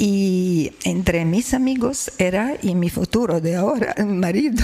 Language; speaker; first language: Spanish; non-native, learner; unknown